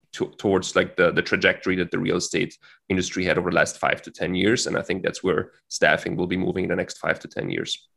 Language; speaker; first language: English; non-native, fluent; German